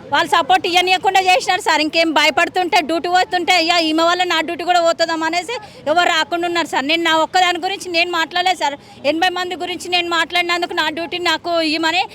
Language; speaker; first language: Telugu; native; Telugu